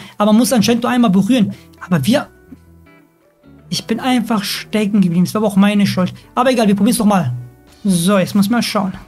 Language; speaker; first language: German; native; German